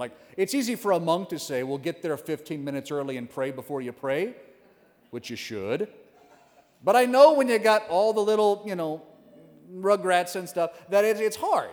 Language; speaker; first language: English; native; English